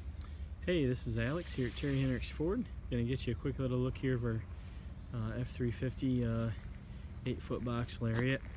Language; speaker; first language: English; native; English